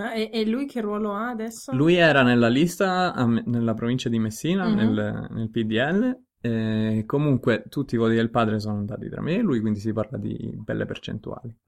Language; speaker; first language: Italian; native; Italian